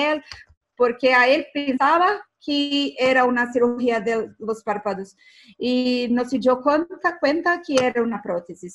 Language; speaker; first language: Spanish; non-native, fluent; Portuguese